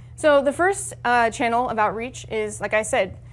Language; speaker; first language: English; native; English